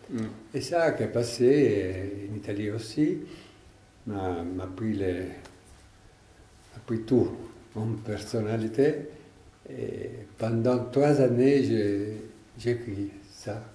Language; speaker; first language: French; non-native, learner; Italian